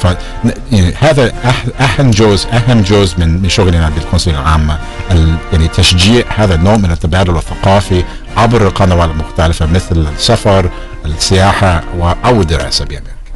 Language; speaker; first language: Arabic; non-native, fluent; English